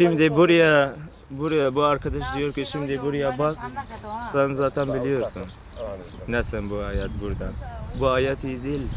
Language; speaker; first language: Turkish; non-native, learner; Persian